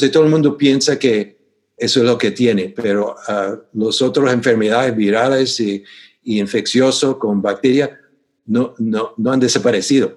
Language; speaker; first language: Spanish; non-native, fluent; English